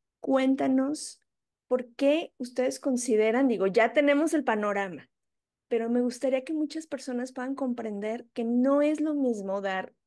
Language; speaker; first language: Spanish; native; Spanish